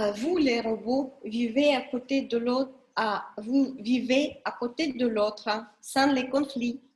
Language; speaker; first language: French; non-native, learner; Russian